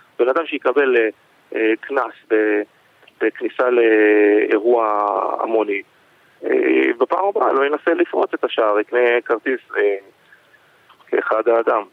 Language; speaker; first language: Hebrew; native; Hebrew